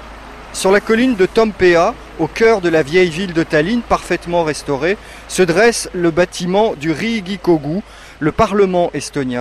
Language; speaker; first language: French; native; French